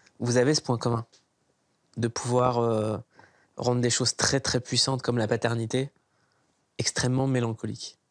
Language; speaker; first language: French; native; French